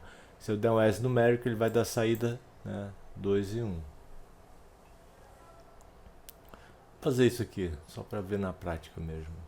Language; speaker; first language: Portuguese; native; Portuguese